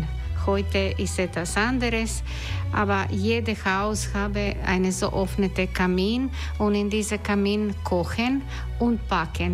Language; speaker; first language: German; non-native, learner; Croatian